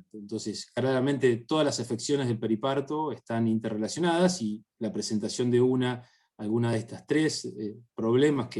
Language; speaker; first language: Spanish; native; Spanish